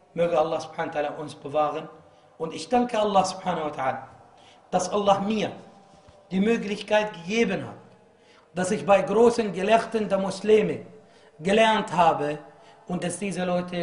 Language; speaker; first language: German; non-native, fluent; Arabic